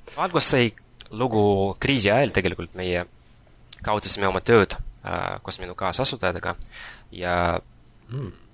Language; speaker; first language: Estonian; non-native, local second language; Russian